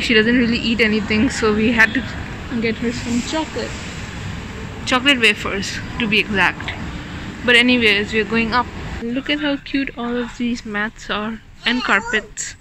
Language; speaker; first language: English; non-native, local second language; Hindi